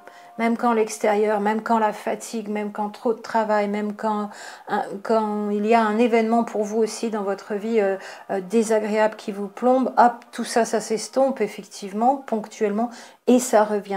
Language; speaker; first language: French; native; French